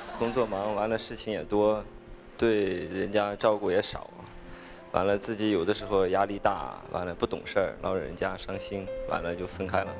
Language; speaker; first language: Chinese; native; Chinese